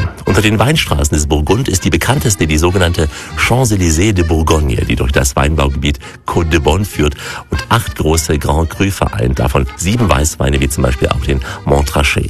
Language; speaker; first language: German; native; German